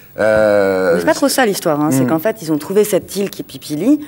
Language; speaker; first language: French; native; French